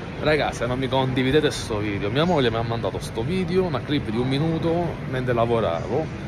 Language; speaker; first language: Italian; native; Italian